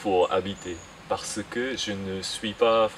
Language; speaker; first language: French; non-native, fluent; Japanese